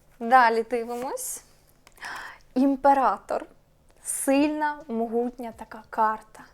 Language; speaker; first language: Ukrainian; non-native, local second language; Russian